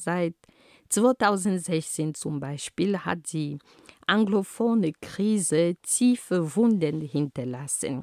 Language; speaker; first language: German; non-native, fluent; Ghomala